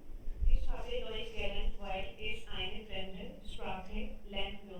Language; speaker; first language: German; non-native, learner; Hindi